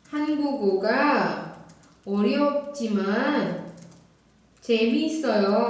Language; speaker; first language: Korean; non-native, fluent; Indonesian